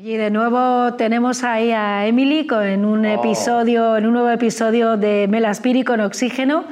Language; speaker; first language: Spanish; native; Spanish